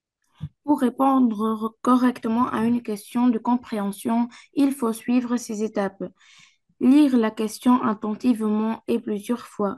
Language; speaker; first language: French; non-native, learner; Arabic